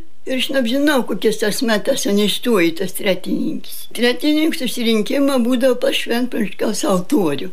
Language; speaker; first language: Lithuanian; native; Lithuanian